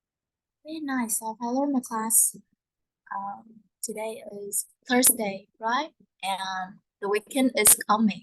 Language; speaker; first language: English; non-native, fluent; Vietnamese